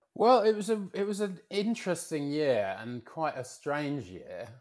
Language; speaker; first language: English; native; English